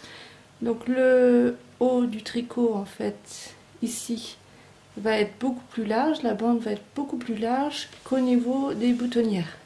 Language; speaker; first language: French; native; French